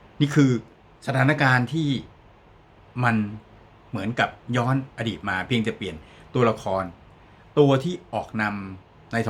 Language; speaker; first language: Thai; native; Thai